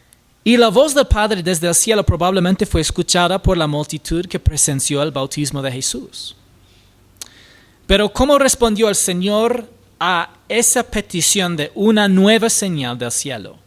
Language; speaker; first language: Spanish; non-native, fluent; English